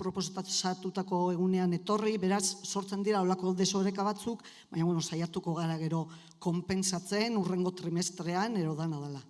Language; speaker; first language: Basque; native; Basque